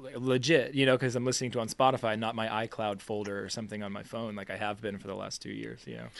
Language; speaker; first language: English; native; English